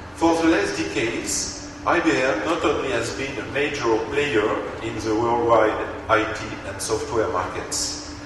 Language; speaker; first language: English; non-native, fluent; French